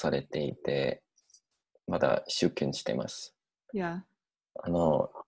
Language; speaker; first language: Japanese; non-native, learner; English